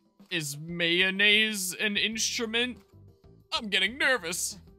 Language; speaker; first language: English; native; English